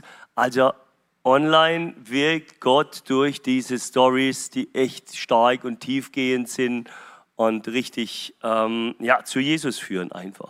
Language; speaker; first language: German; native; German